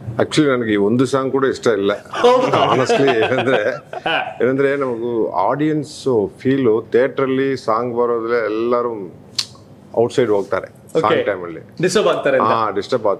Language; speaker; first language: Kannada; non-native, learner; Tamil